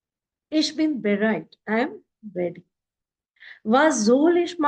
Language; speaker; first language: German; non-native, fluent; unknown